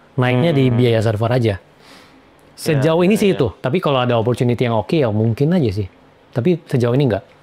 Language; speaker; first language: Indonesian; native; Indonesian